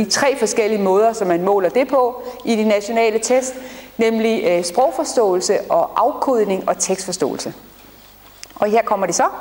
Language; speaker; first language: Danish; native; Danish